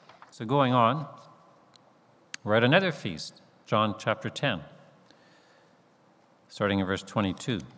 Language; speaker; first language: English; native; English